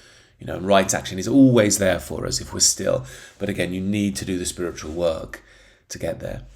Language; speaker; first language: English; native; English